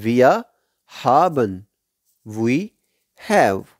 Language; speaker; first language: German; non-native, learner; Hindi